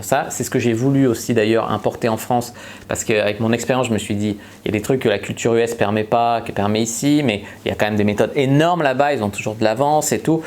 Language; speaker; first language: French; native; French